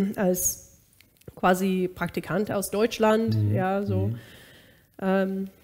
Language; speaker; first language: German; non-native, fluent; English